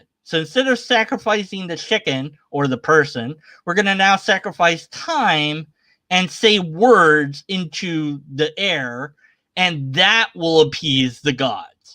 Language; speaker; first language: English; native; English